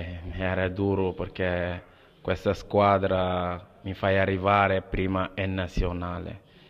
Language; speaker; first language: Italian; non-native, learner; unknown